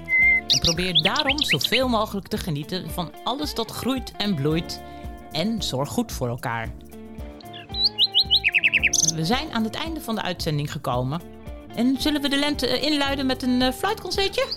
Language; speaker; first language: Dutch; native; Dutch